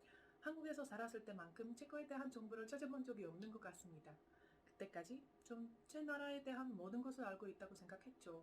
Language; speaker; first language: Korean; non-native, fluent; Czech